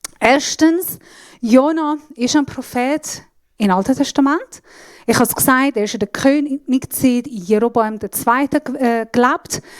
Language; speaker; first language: German; non-native, fluent; Assyrian Neo-Aramaic